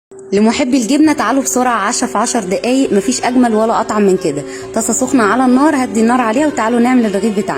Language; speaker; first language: Arabic; native; Arabic